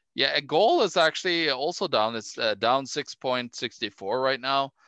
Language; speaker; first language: English; non-native, fluent; Norwegian